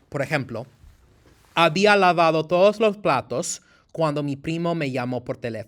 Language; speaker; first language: Spanish; non-native, fluent; English